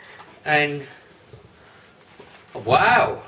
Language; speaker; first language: English; native; English